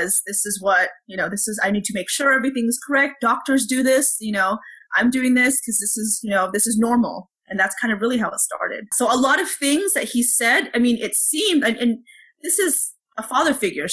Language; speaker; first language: English; early bilingual, other home language; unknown